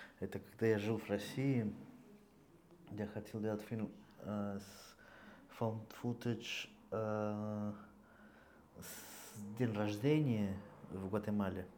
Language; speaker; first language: Russian; non-native, fluent; Spanish